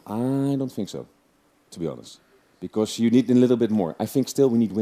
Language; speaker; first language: English; non-native, fluent; Dutch